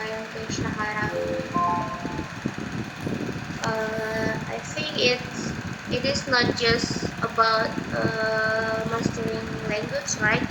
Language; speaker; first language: English; non-native, learner; Indonesian